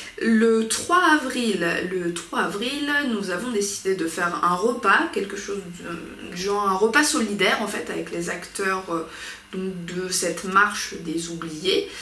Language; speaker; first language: French; native; French